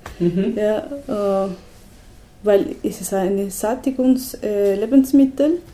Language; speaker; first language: German; non-native, learner; Spanish